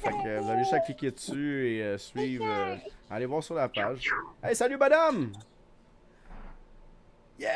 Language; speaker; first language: French; native; French